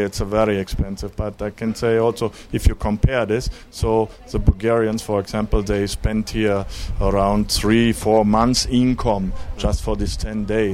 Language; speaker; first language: English; non-native, learner; German